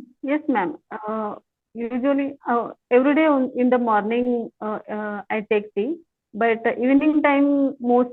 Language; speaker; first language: English; non-native, learner; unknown